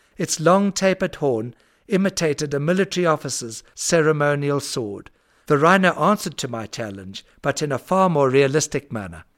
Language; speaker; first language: English; native; English